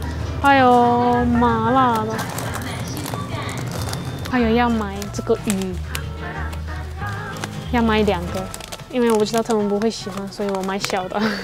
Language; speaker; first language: Chinese; non-native, fluent; Turkish